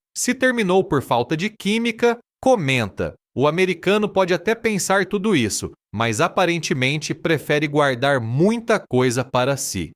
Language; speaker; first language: Portuguese; native; Portuguese